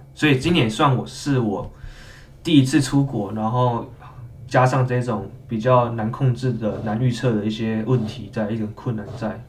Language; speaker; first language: Chinese; native; Chinese